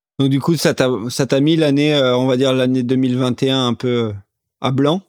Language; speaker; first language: French; native; French